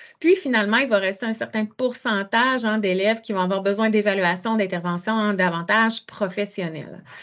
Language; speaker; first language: French; native; French